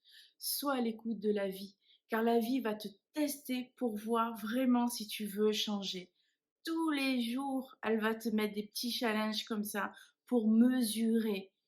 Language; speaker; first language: French; native; French